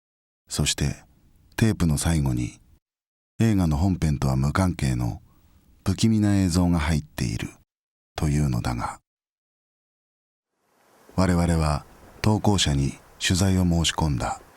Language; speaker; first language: Japanese; native; Japanese